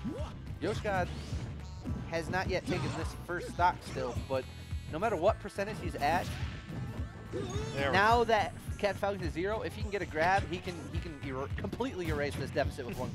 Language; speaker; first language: English; native; English